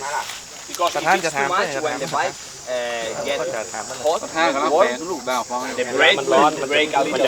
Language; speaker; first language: English; non-native, fluent; Spanish